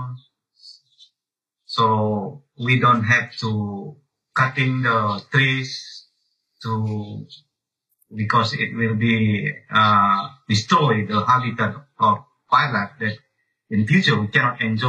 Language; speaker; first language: English; non-native, learner; Indonesian